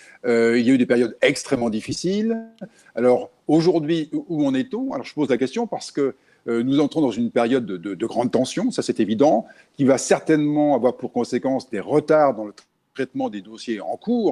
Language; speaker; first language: French; native; French